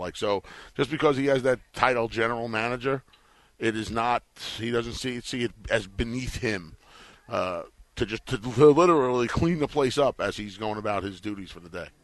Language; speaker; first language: English; native; English